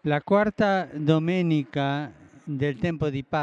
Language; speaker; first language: Italian; non-native, fluent; Spanish